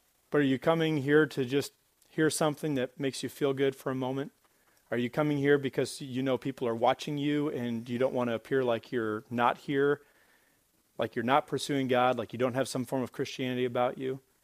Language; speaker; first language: English; native; English